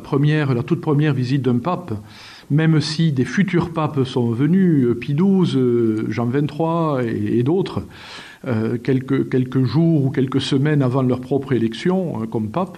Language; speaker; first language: French; native; French